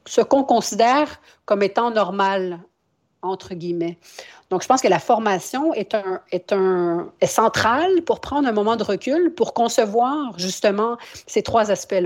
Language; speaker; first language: French; native; French